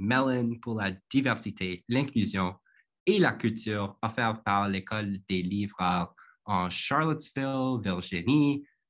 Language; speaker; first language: French; non-native, fluent; English